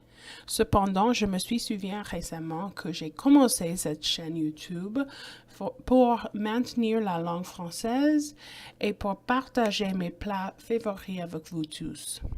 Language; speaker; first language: French; non-native, fluent; English